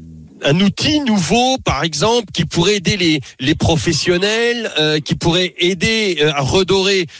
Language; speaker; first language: French; native; French